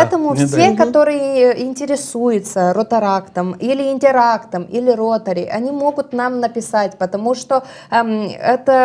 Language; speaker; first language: Russian; non-native, local second language; Romanian